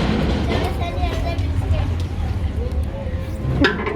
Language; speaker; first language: Turkish; early bilingual, heritage; Turkish